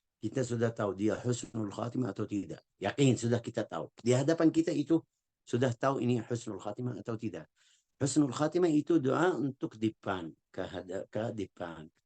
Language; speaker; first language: Indonesian; non-native, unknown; Arabic